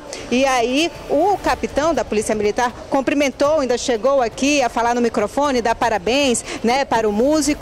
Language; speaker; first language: Portuguese; native; Portuguese